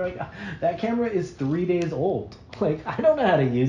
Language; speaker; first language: English; native; English